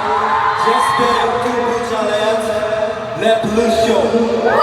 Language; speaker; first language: French; non-native, learner; Korean